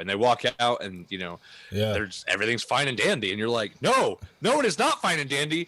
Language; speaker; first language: English; native; English